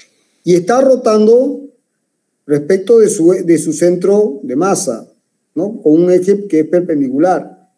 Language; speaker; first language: Spanish; native; Spanish